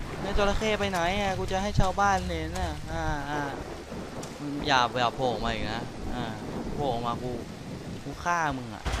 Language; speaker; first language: Thai; native; Thai